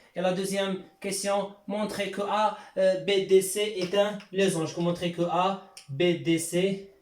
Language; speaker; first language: French; non-native, local second language; Arabic